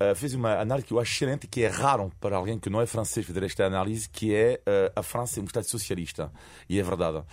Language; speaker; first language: Portuguese; non-native, fluent; French